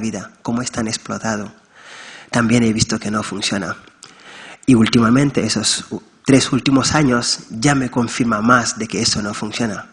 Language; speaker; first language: Spanish; non-native, fluent; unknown